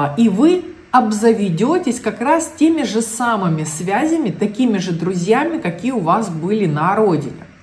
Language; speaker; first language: Russian; native; Russian